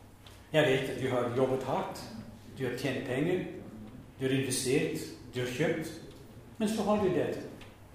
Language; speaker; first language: Norwegian; non-native, fluent; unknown